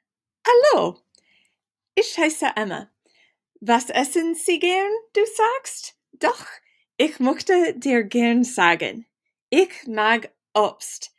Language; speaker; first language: German; non-native, learner; English